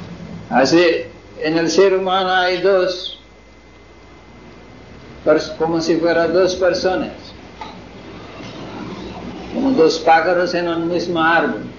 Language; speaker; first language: Spanish; non-native, fluent; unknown